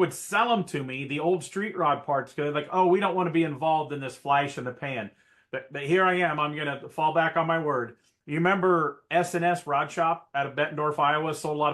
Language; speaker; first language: English; native; English